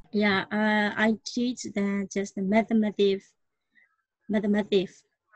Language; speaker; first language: English; non-native, learner; Burmese